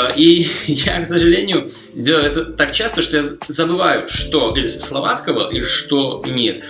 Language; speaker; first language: Russian; non-native, fluent; Slovak